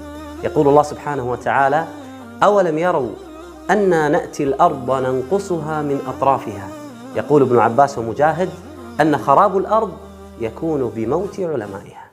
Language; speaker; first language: Arabic; native; Arabic